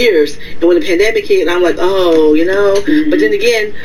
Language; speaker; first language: English; native; English